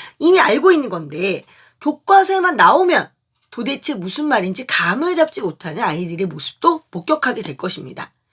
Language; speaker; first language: Korean; native; Korean